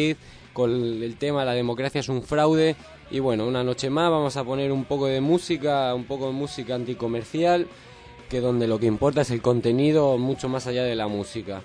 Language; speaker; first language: Spanish; native; Spanish